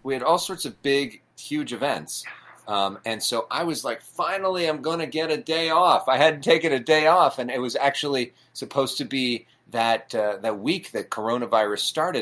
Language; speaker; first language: English; native; English